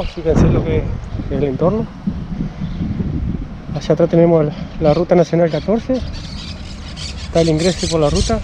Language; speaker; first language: Spanish; native; Spanish